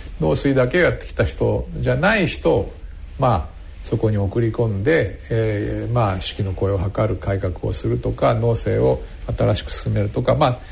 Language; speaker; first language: Japanese; native; Japanese